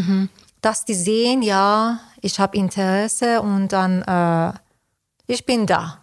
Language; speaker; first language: German; non-native, fluent; Persian